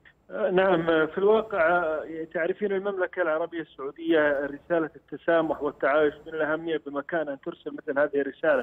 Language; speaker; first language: Arabic; native; Arabic